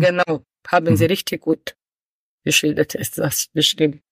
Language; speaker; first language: German; non-native, learner; Ukrainian